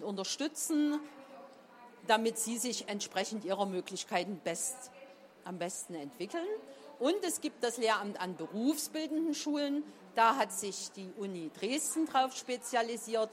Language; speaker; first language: German; native; German